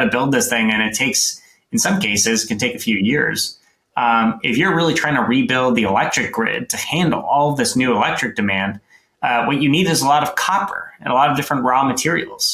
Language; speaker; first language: English; native; English